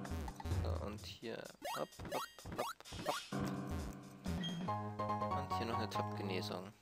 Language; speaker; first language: German; native; German